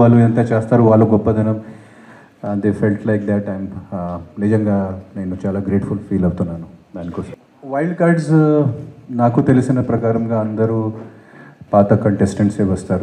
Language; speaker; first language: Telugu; non-native, fluent; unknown